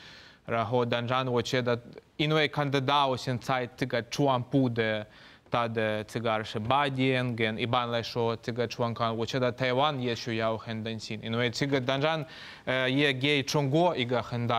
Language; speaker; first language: Chinese; non-native, fluent; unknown